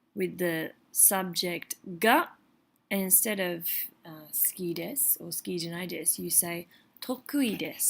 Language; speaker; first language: Japanese; non-native, fluent; English